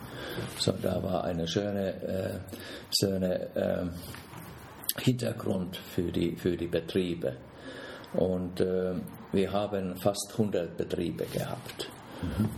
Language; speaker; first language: German; non-native, fluent; Finnish